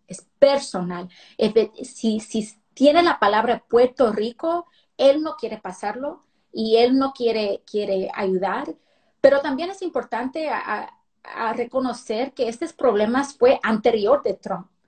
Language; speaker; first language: Spanish; early bilingual, other home language; English